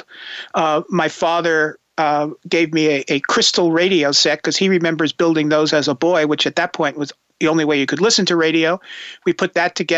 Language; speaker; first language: English; native; English